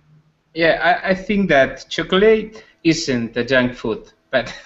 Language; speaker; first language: English; non-native, learner; Spanish